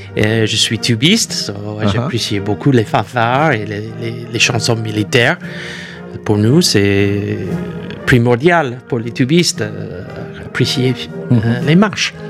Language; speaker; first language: French; non-native, fluent; English